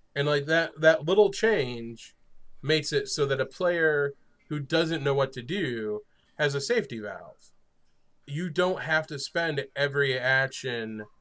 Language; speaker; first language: English; native; English